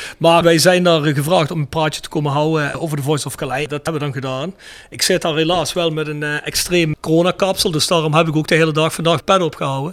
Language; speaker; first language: Dutch; native; Dutch